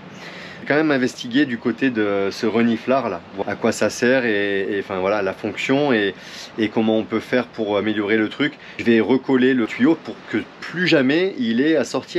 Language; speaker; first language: French; native; French